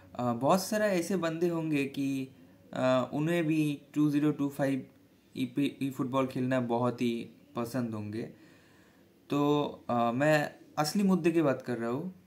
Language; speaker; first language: Hindi; non-native, local second language; Bangla